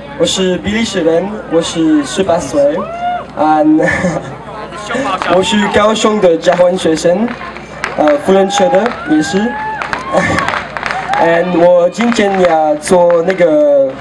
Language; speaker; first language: Chinese; non-native, learner; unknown